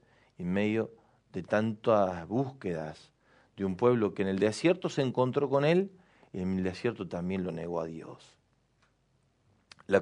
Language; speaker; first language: Spanish; native; Spanish